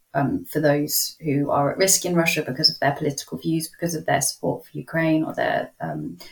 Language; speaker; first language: English; native; English